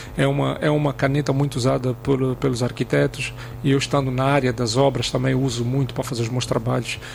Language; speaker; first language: Portuguese; native; Portuguese